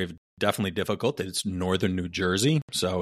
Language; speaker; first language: English; early bilingual, other home language; Spanish